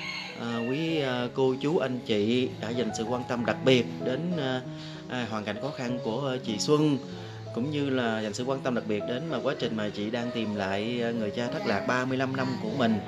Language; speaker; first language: Vietnamese; native; Vietnamese